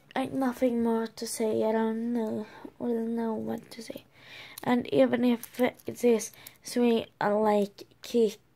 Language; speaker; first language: English; non-native, learner; Swedish